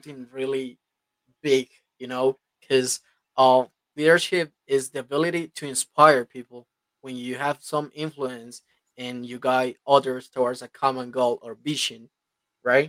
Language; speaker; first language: English; non-native, fluent; Spanish